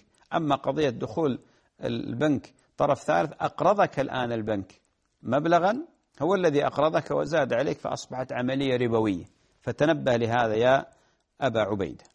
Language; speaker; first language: Arabic; native; Arabic